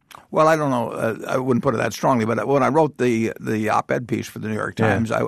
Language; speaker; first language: English; native; English